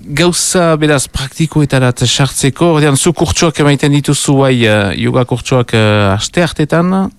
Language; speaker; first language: Basque; native; Basque